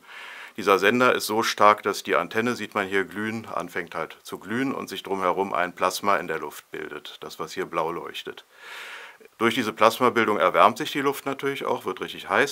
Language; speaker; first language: German; native; German